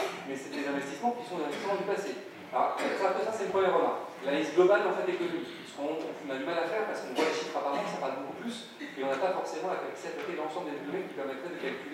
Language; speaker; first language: French; native; French